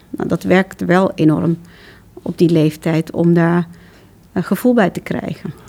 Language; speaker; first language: Dutch; early bilingual, other home language; Turkish